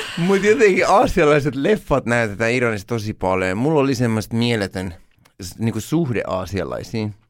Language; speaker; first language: Finnish; early bilingual, other home language; Persian